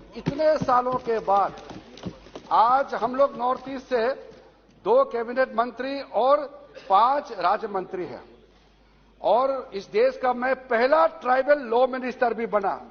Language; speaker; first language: Hindi; non-native, local second language; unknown